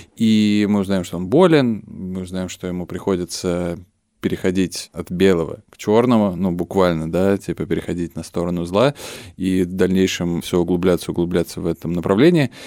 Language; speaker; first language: Russian; native; Russian